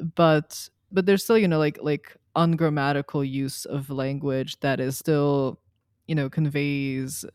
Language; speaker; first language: English; early bilingual, other home language; Serbian